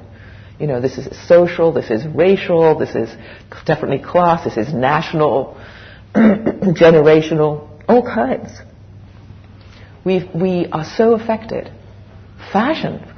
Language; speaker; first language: English; native; English